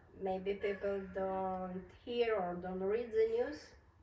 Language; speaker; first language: English; non-native, learner; Russian